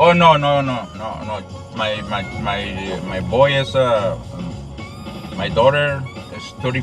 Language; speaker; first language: English; non-native, learner; Spanish